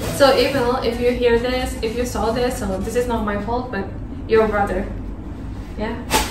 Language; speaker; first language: English; non-native, fluent; Indonesian